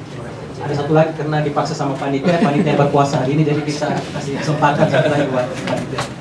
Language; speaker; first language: Indonesian; native; Indonesian